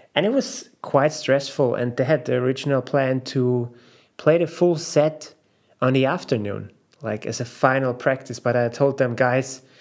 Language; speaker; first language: English; non-native, fluent; German